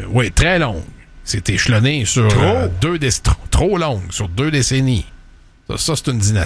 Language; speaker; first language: French; native; French